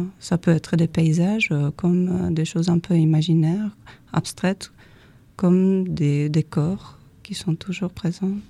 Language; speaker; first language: French; non-native, fluent; Czech